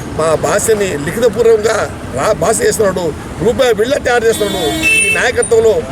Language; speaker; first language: Telugu; non-native, local second language; Lambadi